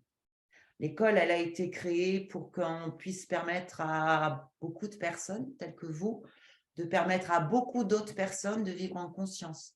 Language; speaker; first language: French; native; French